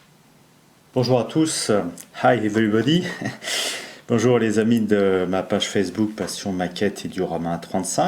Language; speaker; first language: French; native; French